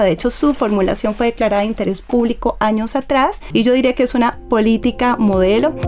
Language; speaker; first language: Spanish; native; Spanish